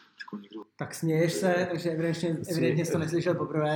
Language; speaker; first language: Czech; native; Czech